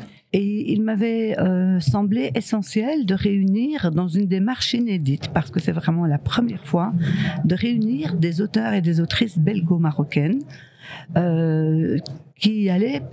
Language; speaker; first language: French; early bilingual, other home language; Riffian